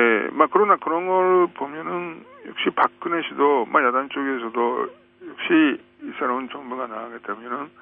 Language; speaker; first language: Korean; non-native, fluent; Japanese